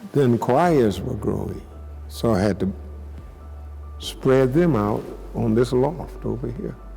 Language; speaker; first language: English; native; English